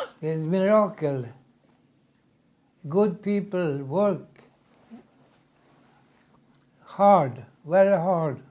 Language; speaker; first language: English; non-native, learner; Swedish